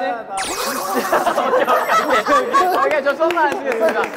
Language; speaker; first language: Korean; native; Korean